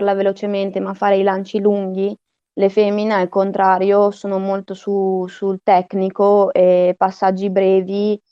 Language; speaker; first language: Italian; native; Italian